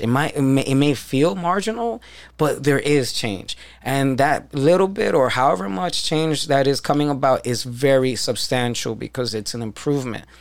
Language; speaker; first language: English; early bilingual, other home language; Spanish